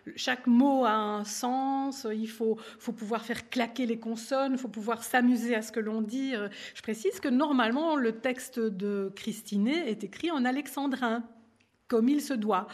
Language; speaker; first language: French; native; French